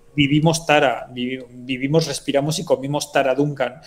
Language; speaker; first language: Spanish; early bilingual, other home language; French